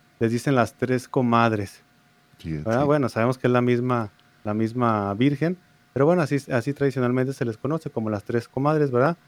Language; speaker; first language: Spanish; native; Spanish